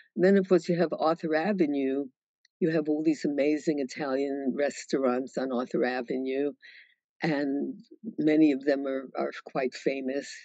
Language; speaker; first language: English; native; English